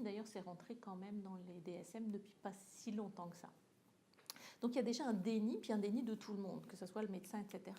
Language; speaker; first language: French; native; French